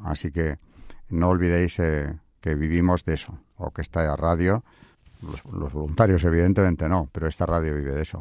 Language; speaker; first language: Spanish; native; Spanish